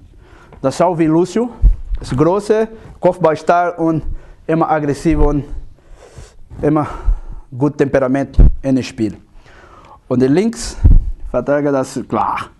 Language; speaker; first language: German; non-native, learner; Portuguese